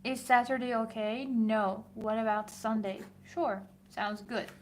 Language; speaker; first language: English; non-native, fluent; Persian